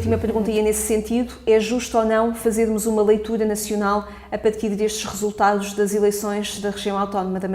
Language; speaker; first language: Portuguese; native; Portuguese